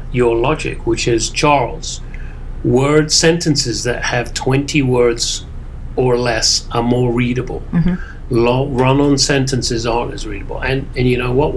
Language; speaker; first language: English; native; English